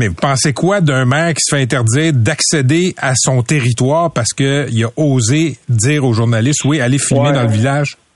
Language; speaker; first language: French; native; French